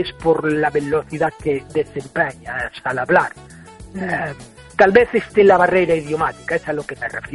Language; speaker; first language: Spanish; non-native, fluent; English